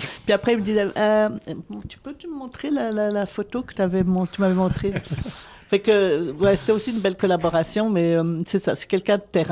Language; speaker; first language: French; native; French